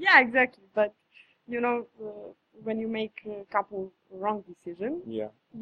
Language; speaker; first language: English; non-native, fluent; Serbian